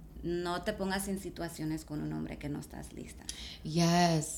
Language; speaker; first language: Spanish; early bilingual, heritage; Spanish